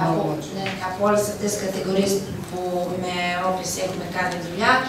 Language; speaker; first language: Greek; non-native, fluent; Serbian